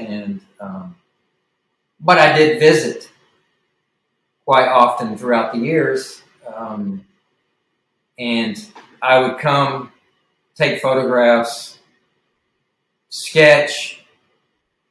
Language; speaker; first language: English; native; English